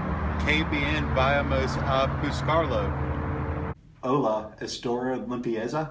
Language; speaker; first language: Spanish; non-native, learner; English